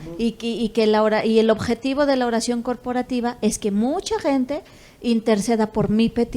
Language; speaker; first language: Spanish; native; Spanish